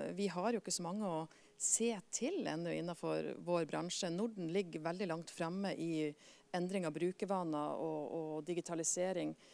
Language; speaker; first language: Norwegian; native; Norwegian